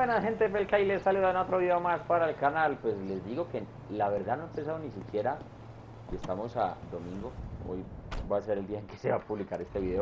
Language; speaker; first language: Spanish; native; Spanish